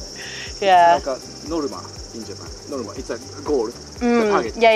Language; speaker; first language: English; non-native, fluent; Japanese